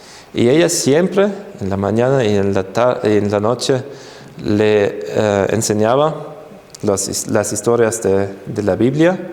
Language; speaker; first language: Spanish; non-native, fluent; German